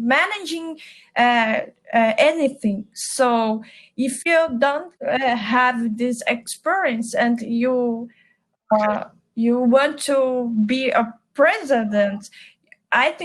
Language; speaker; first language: English; non-native, learner; Portuguese